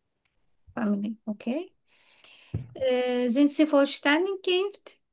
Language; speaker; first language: German; non-native, learner; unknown